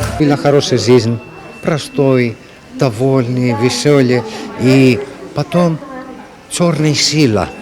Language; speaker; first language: Russian; non-native, learner; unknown